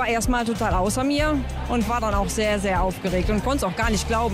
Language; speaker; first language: German; native; German